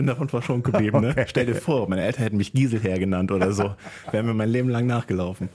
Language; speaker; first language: German; native; German